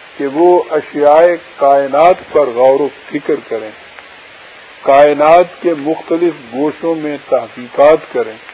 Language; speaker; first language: Urdu; native; Urdu